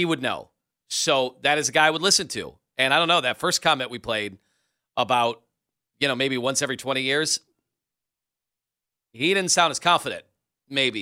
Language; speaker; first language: English; native; English